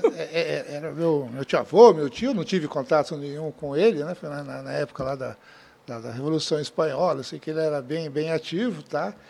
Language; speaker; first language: Portuguese; early bilingual, other home language; Spanish